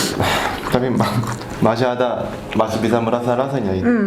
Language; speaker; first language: Indonesian; non-native, learner; Korean